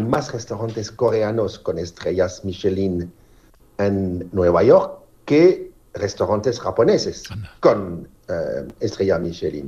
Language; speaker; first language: Spanish; non-native, fluent; French